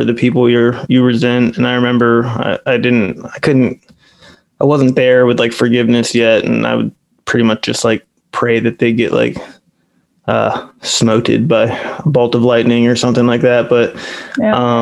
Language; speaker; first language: English; native; English